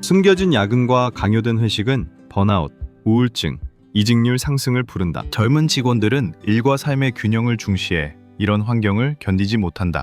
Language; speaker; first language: Korean; native; Korean